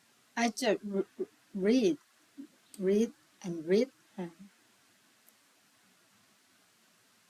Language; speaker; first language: English; non-native, learner; Thai